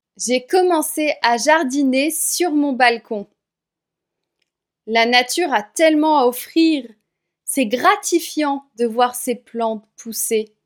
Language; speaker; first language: French; native; French